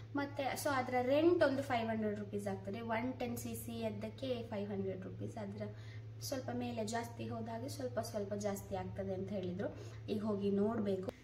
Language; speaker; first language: Kannada; native; Kannada